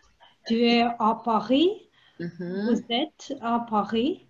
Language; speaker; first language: French; non-native, learner; Russian